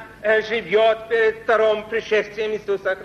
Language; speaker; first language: Russian; non-native, fluent; Polish